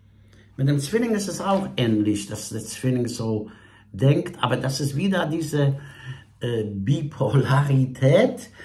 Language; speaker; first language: German; non-native, fluent; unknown